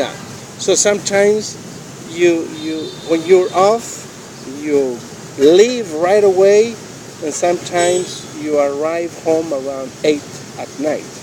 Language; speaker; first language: English; non-native, fluent; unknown